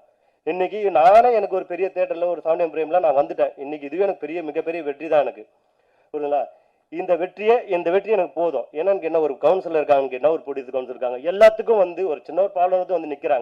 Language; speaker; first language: Tamil; native; Tamil